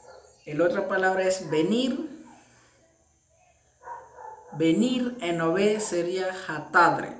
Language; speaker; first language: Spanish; non-native, local second language; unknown